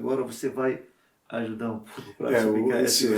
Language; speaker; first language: Portuguese; non-native, learner; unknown